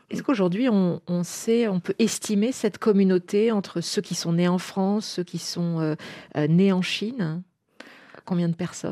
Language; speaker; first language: French; native; French